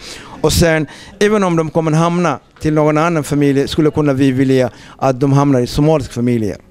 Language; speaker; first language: Swedish; non-native, fluent; Somali